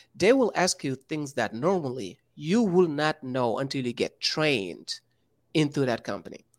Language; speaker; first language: English; non-native, fluent; Wolof